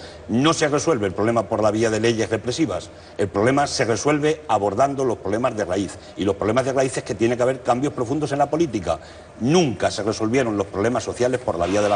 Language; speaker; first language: Spanish; native; Spanish